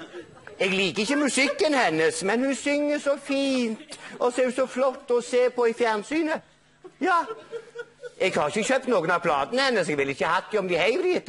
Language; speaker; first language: Norwegian; native; Norwegian